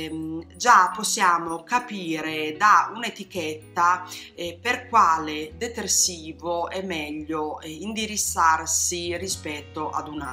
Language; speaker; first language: Italian; native; Italian